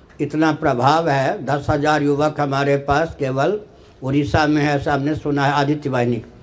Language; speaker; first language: Hindi; non-native, local second language; Maithili